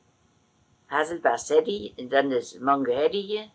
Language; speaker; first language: German; native; German